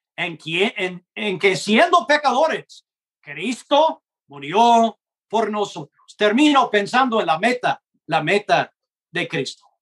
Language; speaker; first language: Spanish; non-native, fluent; English